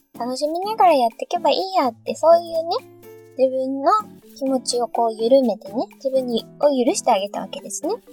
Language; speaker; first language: Japanese; native; Japanese